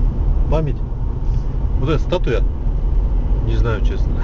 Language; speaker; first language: Russian; non-native, local second language; Kyrgyz